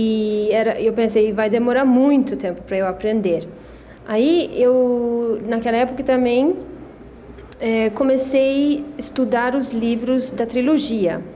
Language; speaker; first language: Portuguese; non-native, fluent; Swedish